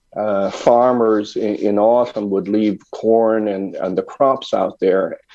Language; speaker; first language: English; native; English